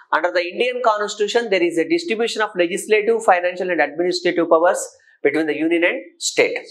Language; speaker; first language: English; non-native, local second language; Telugu